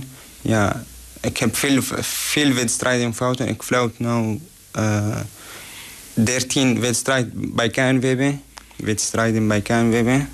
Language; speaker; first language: Dutch; non-native, learner; Arabic